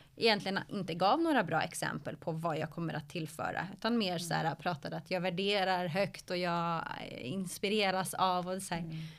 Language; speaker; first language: Swedish; early bilingual, other home language; Arabic